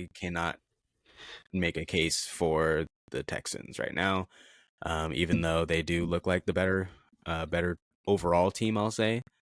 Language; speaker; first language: English; native; English